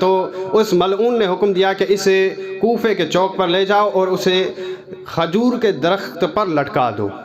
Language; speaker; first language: Urdu; non-native, local second language; Sindhi